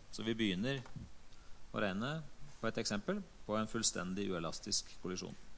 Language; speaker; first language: Norwegian; native; Norwegian